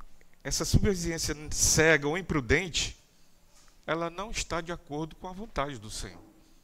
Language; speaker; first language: Portuguese; native; Portuguese